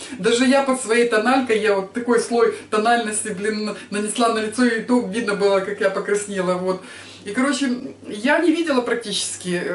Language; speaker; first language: Russian; native; Russian